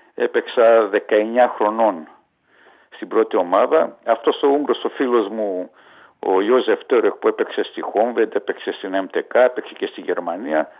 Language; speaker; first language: Greek; early bilingual, heritage; Greek